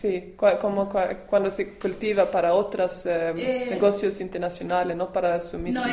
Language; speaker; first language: Spanish; non-native, learner; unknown